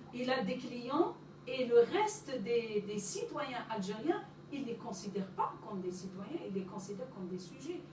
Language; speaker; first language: French; non-native, local second language; Arabic